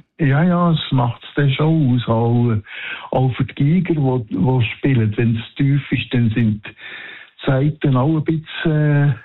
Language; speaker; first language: German; non-native, local second language; Italian